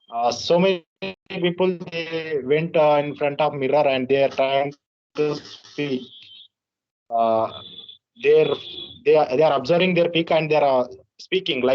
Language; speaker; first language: English; non-native, learner; Telugu